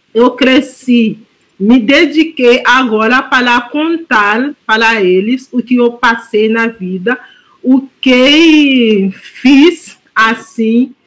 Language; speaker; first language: Portuguese; non-native, fluent; Haitian Creole